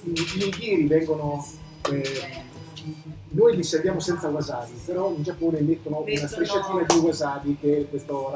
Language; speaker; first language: Italian; native; Italian